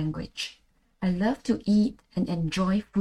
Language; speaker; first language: English; non-native, local second language; Malay